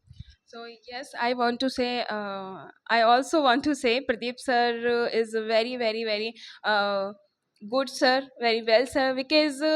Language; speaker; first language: English; non-native, local second language; Hindi